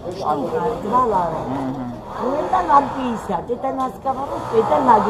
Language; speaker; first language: Russian; non-native, learner; Georgian